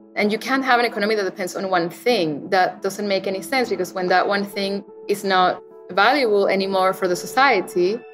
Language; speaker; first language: English; non-native, fluent; Spanish